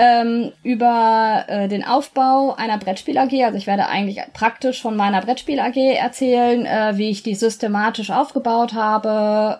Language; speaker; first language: German; native; German